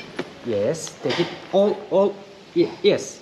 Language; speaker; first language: English; non-native, learner; Turkish